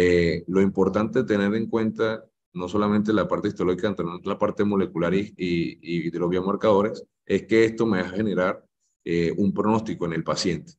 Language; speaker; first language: Spanish; native; Spanish